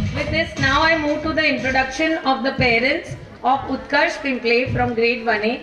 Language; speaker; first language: English; non-native, local second language; Marathi